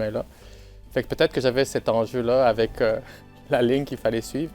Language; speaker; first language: French; native; French